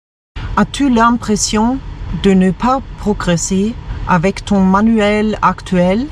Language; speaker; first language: French; non-native, fluent; German